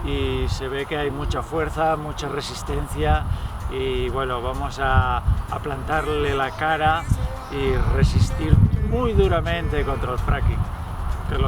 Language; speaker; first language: Spanish; non-native, local second language; Catalan